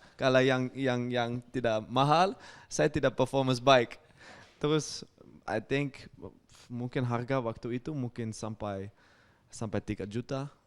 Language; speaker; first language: Indonesian; non-native, fluent; Dutch